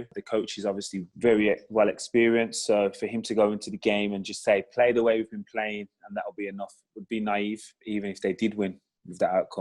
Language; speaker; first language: English; native; English